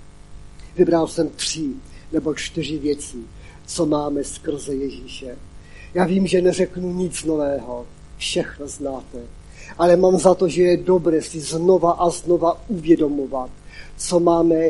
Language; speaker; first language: Czech; non-native, local second language; Polish